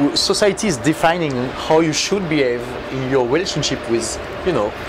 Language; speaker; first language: English; non-native, fluent; French